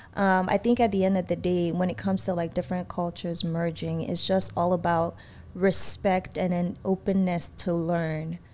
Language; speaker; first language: English; native; English